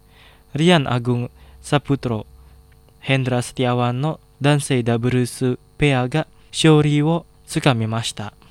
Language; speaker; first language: Japanese; non-native, fluent; Indonesian